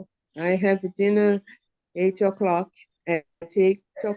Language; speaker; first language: English; non-native, learner; Portuguese